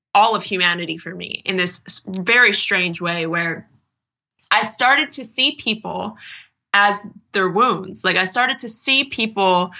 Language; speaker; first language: English; native; English